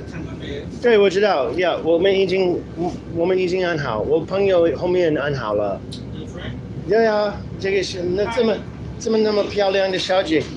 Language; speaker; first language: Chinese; non-native, learner; English